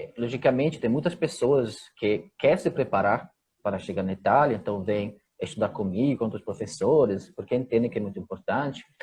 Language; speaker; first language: Portuguese; non-native, fluent; Italian